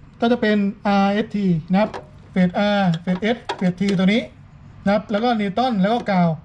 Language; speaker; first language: Thai; native; Thai